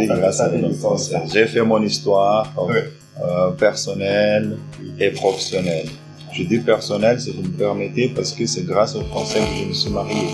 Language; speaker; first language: French; non-native, fluent; Portuguese